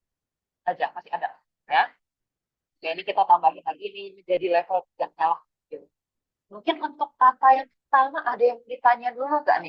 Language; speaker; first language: Indonesian; native; Indonesian